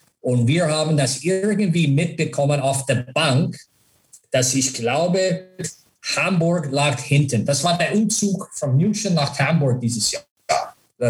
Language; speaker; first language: German; non-native, learner; English